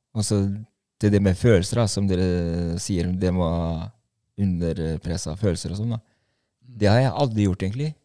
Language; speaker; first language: Norwegian; early bilingual, other home language; Albanian